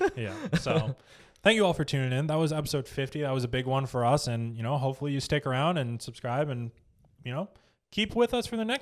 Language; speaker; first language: English; native; English